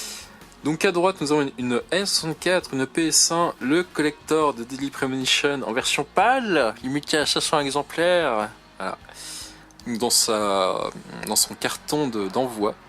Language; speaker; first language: French; native; French